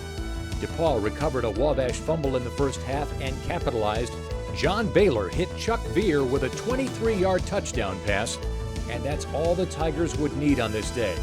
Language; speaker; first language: English; native; English